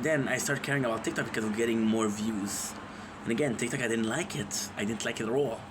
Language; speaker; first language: English; native; English